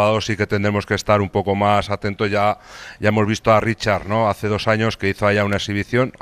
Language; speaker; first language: Spanish; native; Spanish